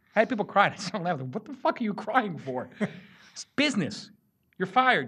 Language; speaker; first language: English; native; English